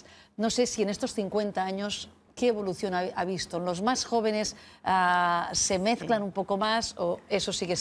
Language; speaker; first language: Spanish; non-native, local second language; Catalan